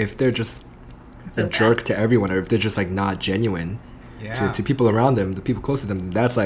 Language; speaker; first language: English; native; English